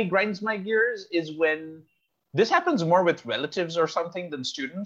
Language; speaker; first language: English; non-native, local second language; Bangla